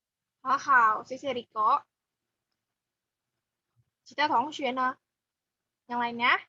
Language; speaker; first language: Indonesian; native; Indonesian